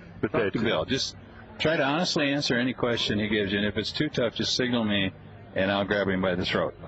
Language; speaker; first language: English; native; English